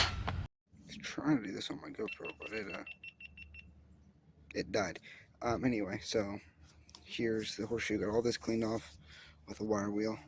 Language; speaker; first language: English; native; English